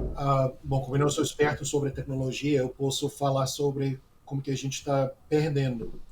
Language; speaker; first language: Portuguese; non-native, fluent; English